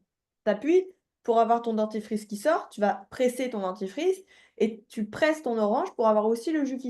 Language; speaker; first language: French; native; French